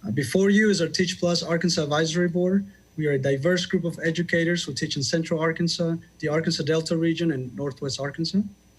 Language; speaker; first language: English; early bilingual, other home language; Spanish